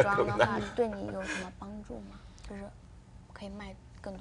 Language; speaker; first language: Chinese; non-native, fluent; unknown